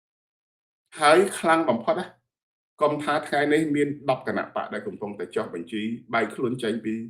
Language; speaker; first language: Khmer; native; Khmer